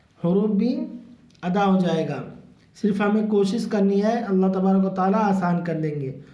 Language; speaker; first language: Urdu; native; Urdu